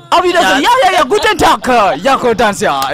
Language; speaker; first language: German; non-native, fluent; French